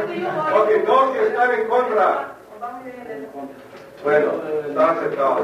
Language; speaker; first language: Spanish; non-native, fluent; English